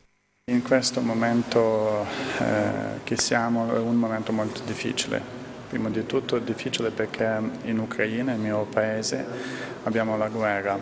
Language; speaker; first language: Italian; non-native, fluent; Ukrainian